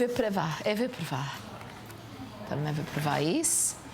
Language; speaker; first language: Portuguese; early bilingual, heritage; Portuguese